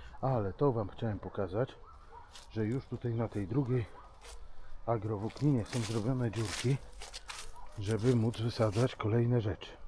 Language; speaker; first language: Polish; native; Polish